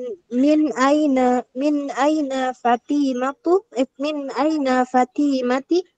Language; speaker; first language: Arabic; non-native, learner; Indonesian